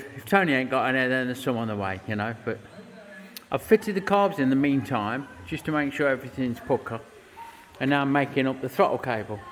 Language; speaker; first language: English; native; English